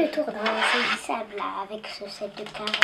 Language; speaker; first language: French; native; French